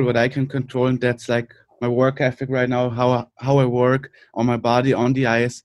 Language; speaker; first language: English; non-native, fluent; German